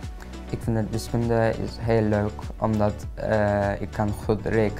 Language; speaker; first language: Dutch; non-native, learner; Turkish